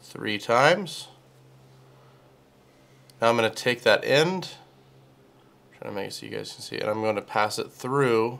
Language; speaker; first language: English; native; English